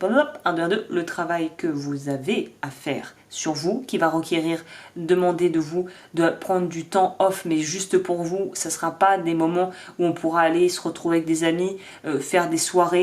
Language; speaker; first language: French; native; French